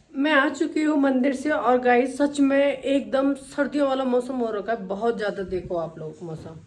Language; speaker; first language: Hindi; native; Hindi